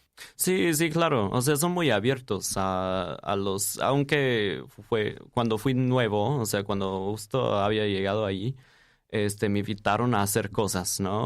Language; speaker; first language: Spanish; non-native, fluent; English